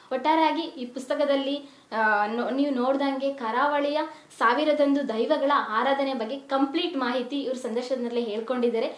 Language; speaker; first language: Kannada; native; Kannada